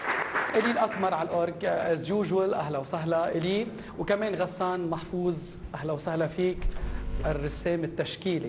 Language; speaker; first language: Arabic; native; Arabic